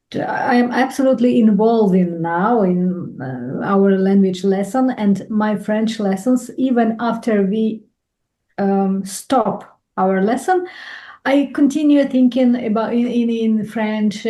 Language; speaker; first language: English; non-native, fluent; Russian